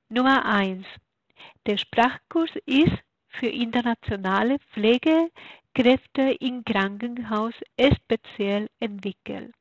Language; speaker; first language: German; non-native, fluent; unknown